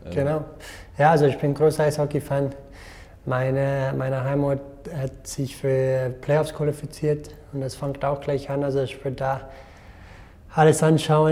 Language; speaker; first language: German; non-native, fluent; English